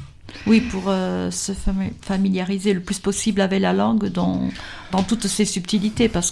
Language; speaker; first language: French; native; French